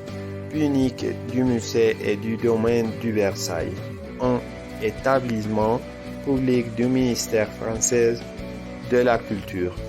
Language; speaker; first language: French; non-native, learner; Spanish